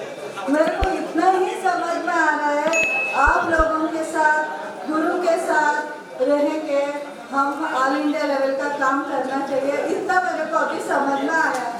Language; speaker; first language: Hindi; non-native, local second language; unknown